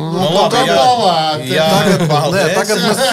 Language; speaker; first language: Latvian; native; Latvian